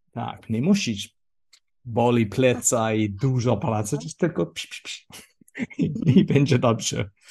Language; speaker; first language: Polish; non-native, learner; English